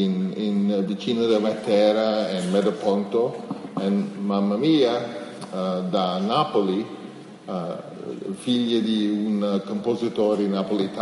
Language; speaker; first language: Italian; early bilingual, heritage; English